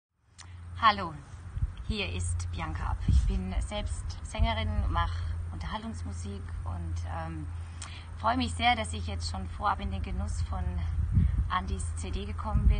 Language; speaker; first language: German; native; German